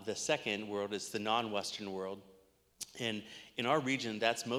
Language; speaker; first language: English; native; English